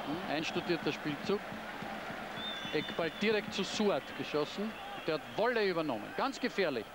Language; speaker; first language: German; native; German